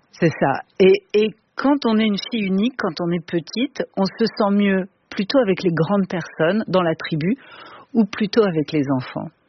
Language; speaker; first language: French; native; French